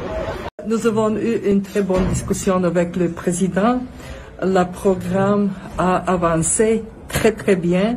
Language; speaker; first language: French; non-native, learner; Bulgarian